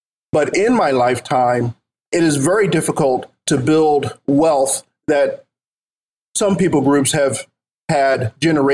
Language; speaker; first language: English; native; English